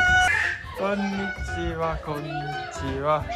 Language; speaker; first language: Japanese; native; Japanese